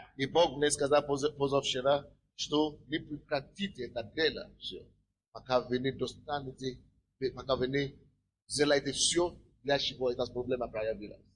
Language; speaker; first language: Russian; non-native, fluent; Yoruba